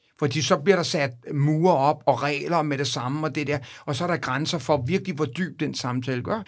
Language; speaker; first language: Danish; native; Danish